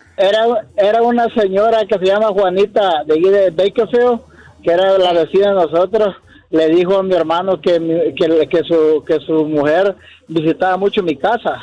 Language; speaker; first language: Spanish; early bilingual, heritage; Spanish